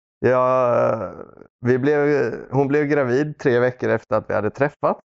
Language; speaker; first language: Swedish; early bilingual, other home language; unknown